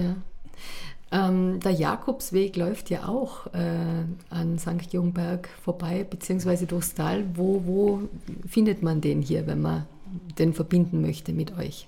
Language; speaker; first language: German; native; German